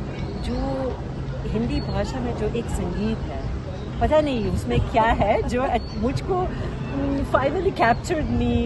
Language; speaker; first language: Hindi; non-native, fluent; Lithuanian